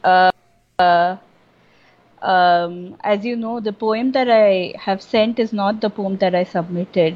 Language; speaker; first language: English; non-native, local second language; Bangla